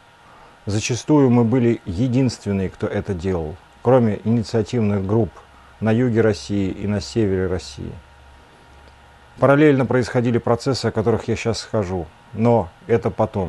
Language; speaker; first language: Russian; native; Russian